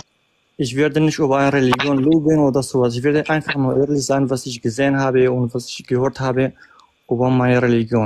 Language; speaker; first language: German; non-native, learner; Kurdish